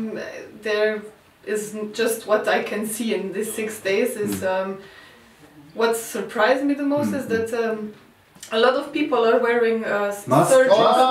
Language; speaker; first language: English; non-native, learner; Slovenian